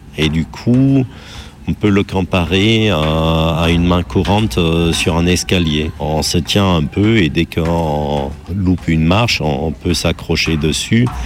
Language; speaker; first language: French; non-native, fluent; German